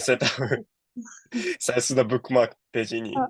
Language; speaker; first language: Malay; non-native, learner; Japanese